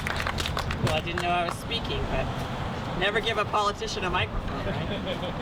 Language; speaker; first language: English; native; English